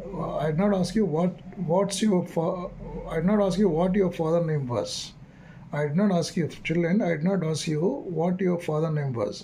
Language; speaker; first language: English; non-native, local second language; Telugu